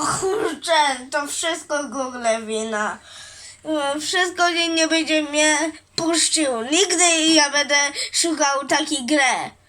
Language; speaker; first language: Polish; early bilingual, heritage; Portuguese